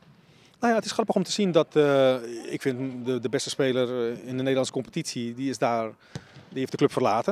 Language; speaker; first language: Dutch; native; Dutch